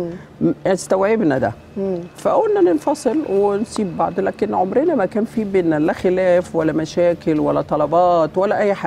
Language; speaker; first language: Arabic; native; Arabic